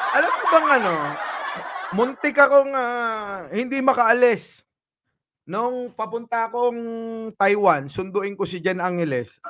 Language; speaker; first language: Filipino; native; Filipino